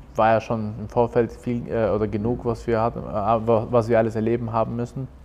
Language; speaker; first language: German; early bilingual, other home language; Albanian